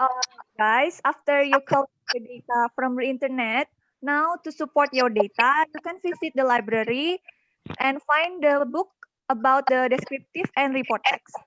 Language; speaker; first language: English; non-native, learner; Indonesian